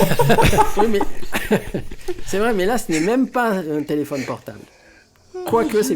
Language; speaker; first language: French; native; French